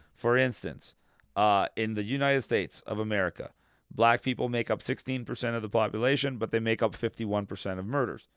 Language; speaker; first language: English; native; English